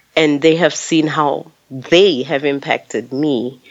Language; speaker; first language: English; non-native, local second language; Tswana